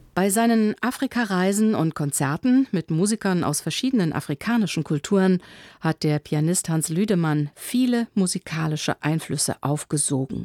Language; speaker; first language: German; native; German